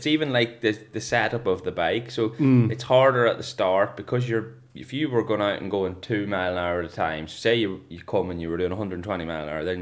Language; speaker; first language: English; native; English